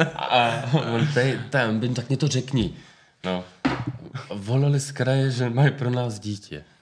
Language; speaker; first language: Czech; native; Czech